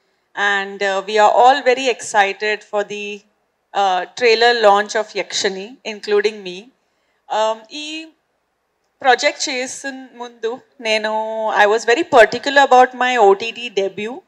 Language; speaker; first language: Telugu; non-native, fluent; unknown